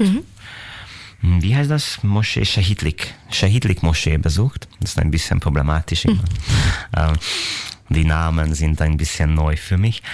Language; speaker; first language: German; non-native, fluent; Hungarian